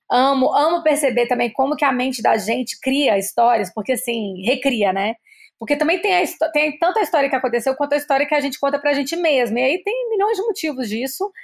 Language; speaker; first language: Portuguese; native; Portuguese